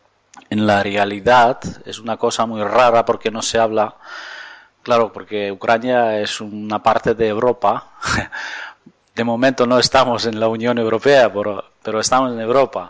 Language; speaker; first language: Spanish; non-native, fluent; Ukrainian